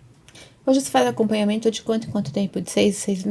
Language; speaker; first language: Portuguese; native; Portuguese